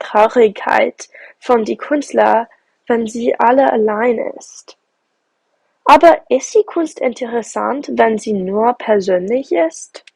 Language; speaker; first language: German; non-native, learner; English